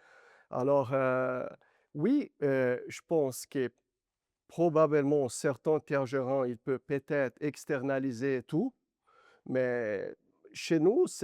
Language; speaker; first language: French; non-native, learner; Portuguese